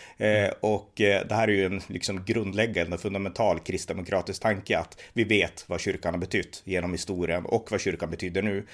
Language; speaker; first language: Swedish; native; Swedish